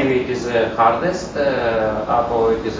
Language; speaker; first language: English; non-native, learner; Russian